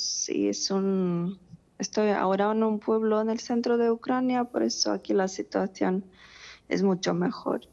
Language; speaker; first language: Spanish; non-native, fluent; Ukrainian